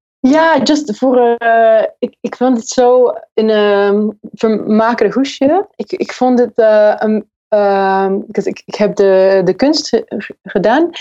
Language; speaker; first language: Dutch; non-native, learner; English